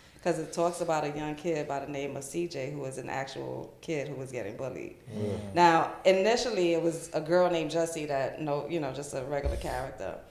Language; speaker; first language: English; native; English